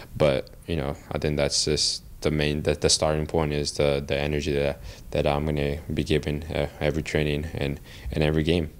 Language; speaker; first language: English; early bilingual, other home language; Spanish